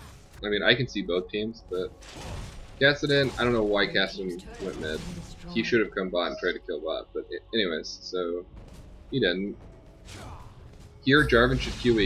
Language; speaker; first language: English; native; English